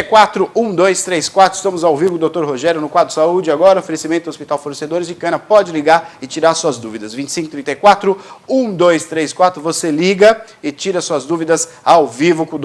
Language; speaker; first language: Portuguese; native; Portuguese